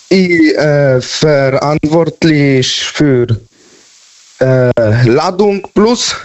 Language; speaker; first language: German; non-native, learner; Polish